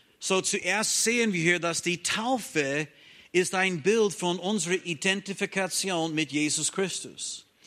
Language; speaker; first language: German; non-native, fluent; English